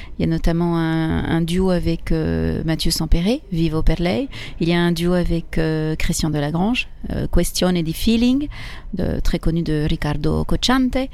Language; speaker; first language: French; early bilingual, other home language; Italian